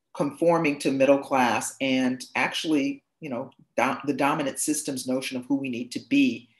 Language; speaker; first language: English; native; English